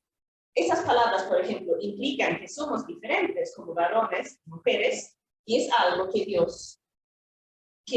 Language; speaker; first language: Spanish; non-native, fluent; Swedish